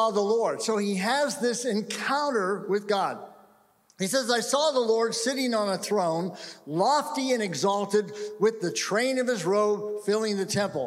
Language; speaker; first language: English; native; English